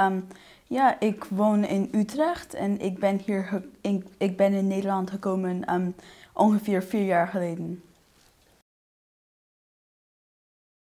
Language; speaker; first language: Dutch; non-native, fluent; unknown